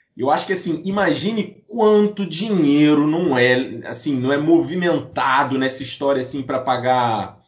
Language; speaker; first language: Portuguese; native; Portuguese